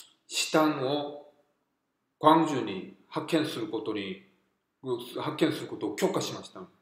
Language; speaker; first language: Japanese; non-native, fluent; Korean